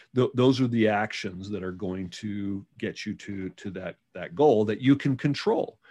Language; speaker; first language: English; native; English